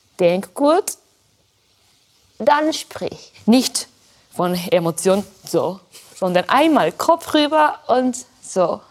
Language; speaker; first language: German; non-native, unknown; Japanese